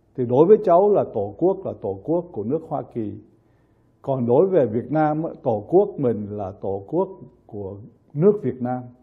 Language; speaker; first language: Vietnamese; early bilingual, heritage; Vietnamese